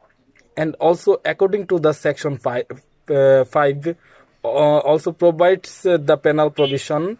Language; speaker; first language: English; non-native, learner; Bangla